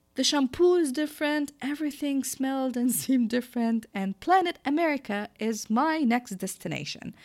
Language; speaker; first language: English; non-native, fluent; Arabic